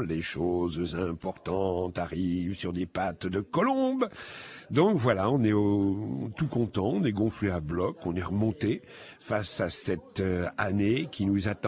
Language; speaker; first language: French; native; French